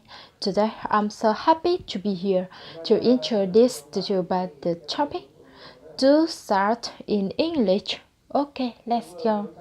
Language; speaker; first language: English; non-native, learner; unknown